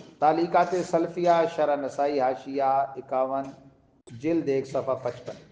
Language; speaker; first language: Urdu; non-native, local second language; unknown